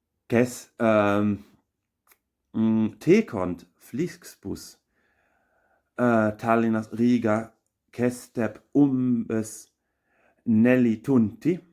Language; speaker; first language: Estonian; non-native, learner; German